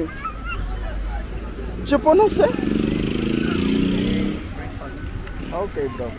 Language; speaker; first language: Portuguese; non-native, learner; English